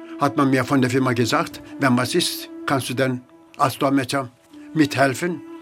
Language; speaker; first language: German; non-native, fluent; Turkish